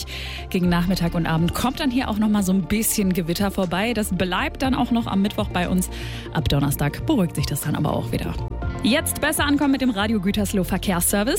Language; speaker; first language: German; native; German